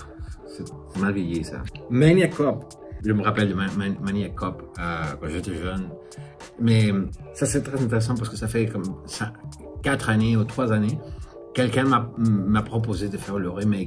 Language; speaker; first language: French; non-native, fluent; Spanish